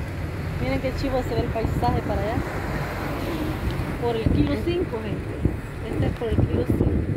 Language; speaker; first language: Spanish; native; Spanish